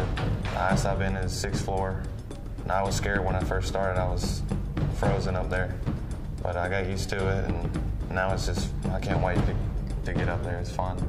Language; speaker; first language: English; native; English